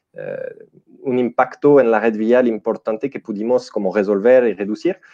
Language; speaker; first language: Spanish; non-native, fluent; French